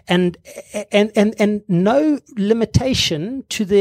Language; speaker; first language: English; native; English